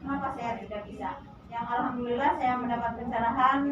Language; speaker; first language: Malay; non-native, local second language; Sundanese